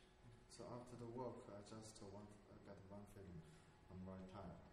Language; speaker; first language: English; non-native, learner; Chinese